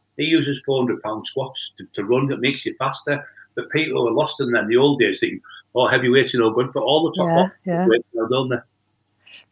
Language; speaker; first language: English; native; English